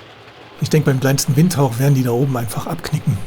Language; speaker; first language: German; native; German